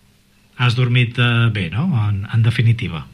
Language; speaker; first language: Catalan; native; Catalan